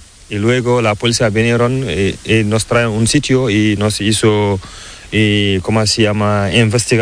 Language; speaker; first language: Spanish; non-native, learner; Fula